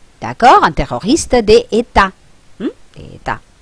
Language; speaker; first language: French; non-native, fluent; Spanish